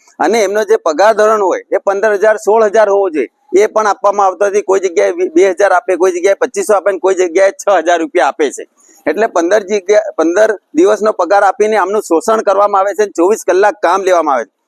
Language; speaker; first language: Gujarati; native; Gujarati